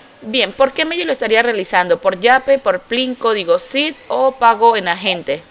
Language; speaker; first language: Spanish; native; Spanish